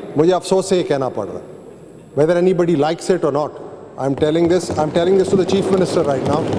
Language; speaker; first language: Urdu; non-native, local second language; Sindhi